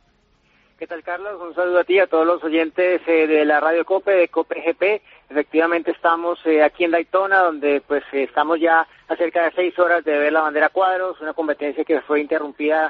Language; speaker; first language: Spanish; native; Spanish